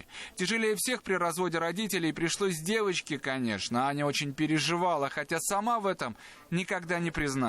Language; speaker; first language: Russian; native; Russian